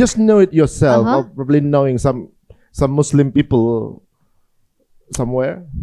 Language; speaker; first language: English; non-native, fluent; Indonesian